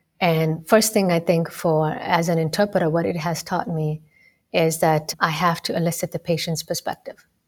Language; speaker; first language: English; non-native, local second language; Somali